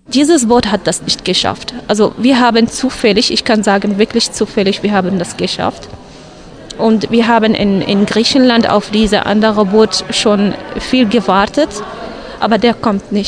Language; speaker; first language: German; non-native, fluent; Arabic